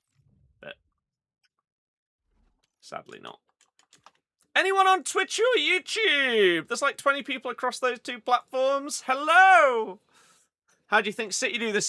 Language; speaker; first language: English; native; English